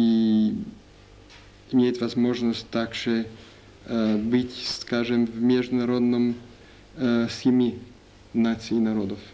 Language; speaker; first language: Russian; non-native, learner; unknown